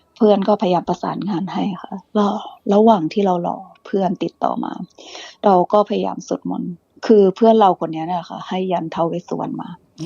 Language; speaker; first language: Thai; early bilingual, other home language; English